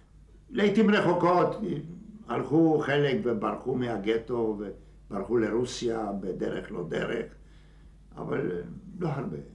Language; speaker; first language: Hebrew; non-native, fluent; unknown